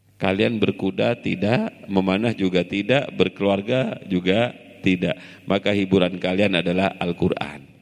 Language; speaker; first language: Indonesian; non-native, local second language; Javanese